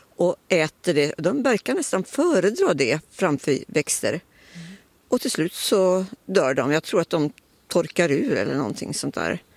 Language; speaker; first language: Swedish; native; Swedish